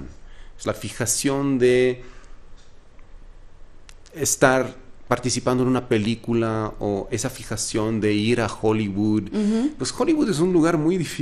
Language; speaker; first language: Spanish; non-native, fluent; Arabic